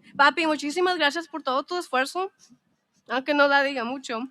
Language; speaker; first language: Spanish; early bilingual, heritage; Spanish